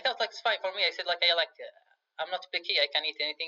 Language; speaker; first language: English; non-native, fluent; Arabic